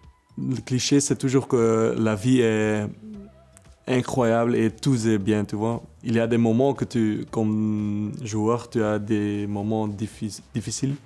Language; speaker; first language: French; non-native, local second language; Dutch